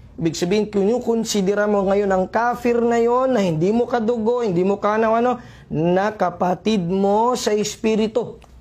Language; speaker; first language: Filipino; non-native, local second language; Maranao